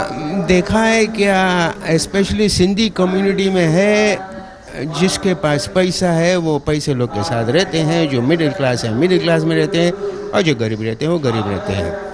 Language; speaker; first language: Hindi; non-native, local second language; Sindhi